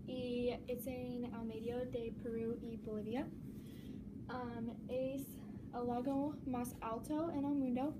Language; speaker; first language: Spanish; non-native, learner; English